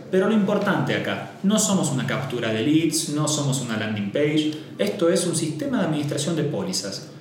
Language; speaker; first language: Spanish; native; Spanish